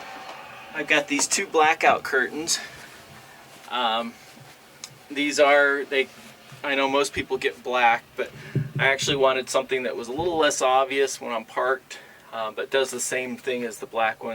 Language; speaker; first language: English; native; English